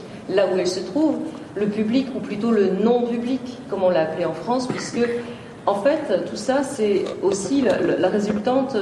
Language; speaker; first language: French; native; French